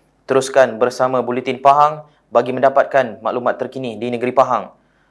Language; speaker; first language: Malay; native; Malay